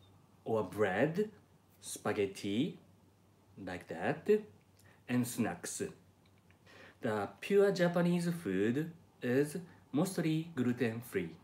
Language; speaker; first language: English; non-native, learner; Japanese